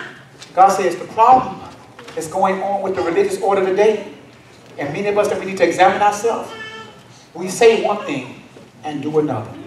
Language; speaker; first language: English; native; English